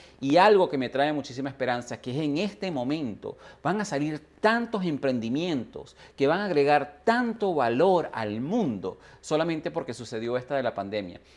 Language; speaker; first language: Spanish; native; Spanish